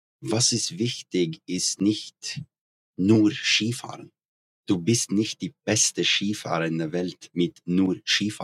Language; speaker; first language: German; non-native, learner; Norwegian